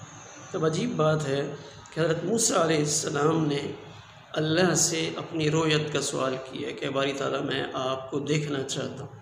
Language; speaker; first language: Urdu; native; Urdu